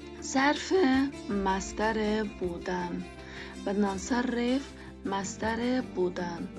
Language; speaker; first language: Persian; non-native, fluent; Arabic